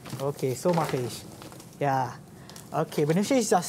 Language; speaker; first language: German; non-native, learner; Malay